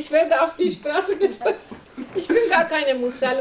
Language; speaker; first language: German; non-native, learner; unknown